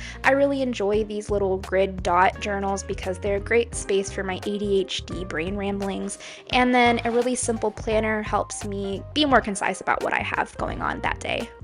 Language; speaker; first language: English; native; English